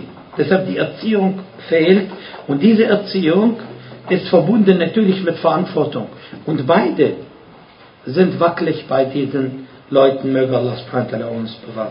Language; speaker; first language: German; non-native, fluent; Arabic